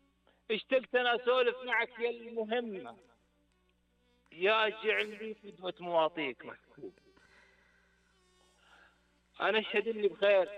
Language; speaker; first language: Arabic; native; Arabic